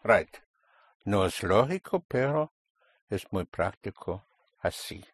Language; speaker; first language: Spanish; non-native, fluent; English